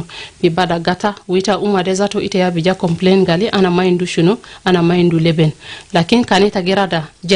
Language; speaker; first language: Arabic; non-native, local second language; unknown